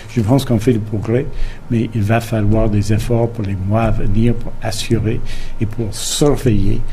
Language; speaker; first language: French; non-native, fluent; English